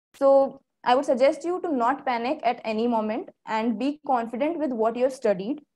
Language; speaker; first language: English; non-native, local second language; Hindi